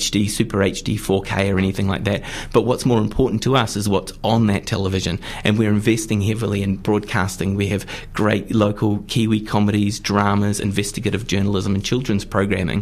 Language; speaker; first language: English; native; English